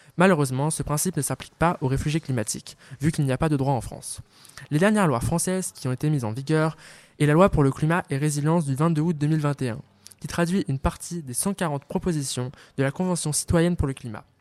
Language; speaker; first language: French; native; French